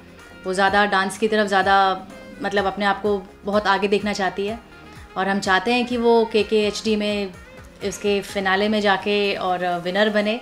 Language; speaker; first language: Hindi; native; Hindi